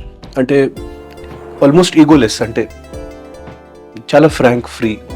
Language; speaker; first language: Telugu; non-native, fluent; Hindi